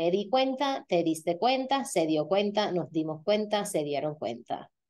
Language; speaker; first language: Spanish; non-native, fluent; English